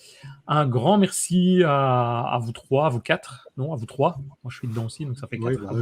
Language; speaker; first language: French; native; French